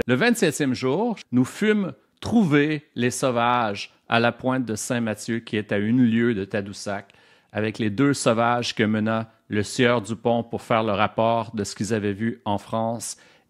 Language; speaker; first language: French; native; French